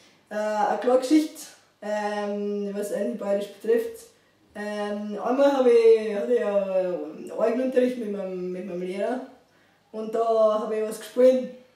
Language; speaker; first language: German; non-native, fluent; Bulgarian